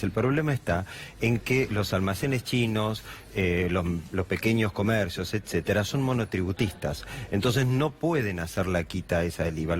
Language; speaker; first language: Spanish; native; Spanish